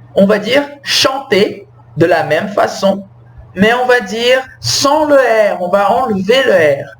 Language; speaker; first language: French; non-native, fluent; Portuguese